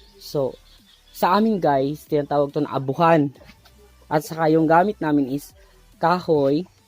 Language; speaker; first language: Filipino; non-native, local second language; Cebuano